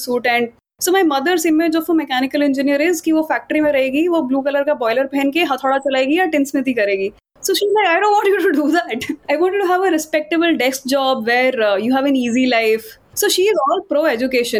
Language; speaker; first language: English; non-native, local second language; Hindi